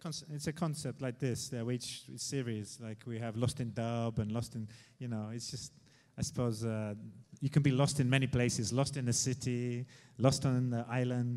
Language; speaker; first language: English; native; English